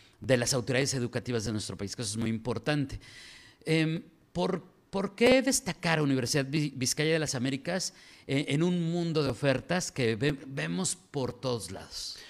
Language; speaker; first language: Spanish; native; Spanish